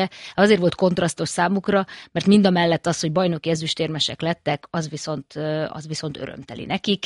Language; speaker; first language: Hungarian; native; Hungarian